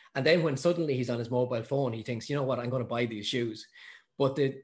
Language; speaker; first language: English; native; English